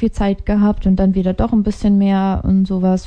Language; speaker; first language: German; native; German